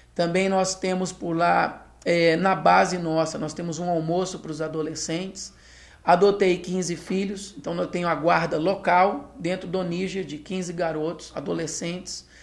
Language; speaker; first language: Portuguese; native; Portuguese